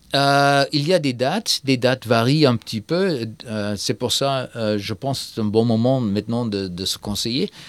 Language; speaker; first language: French; non-native, fluent; German